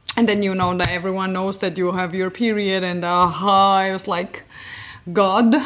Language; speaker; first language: English; non-native, fluent; Georgian